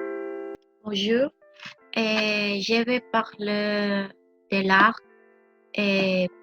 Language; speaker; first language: French; non-native, learner; Spanish